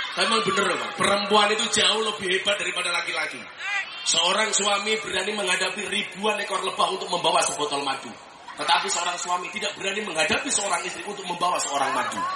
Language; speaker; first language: Indonesian; non-native, local second language; Javanese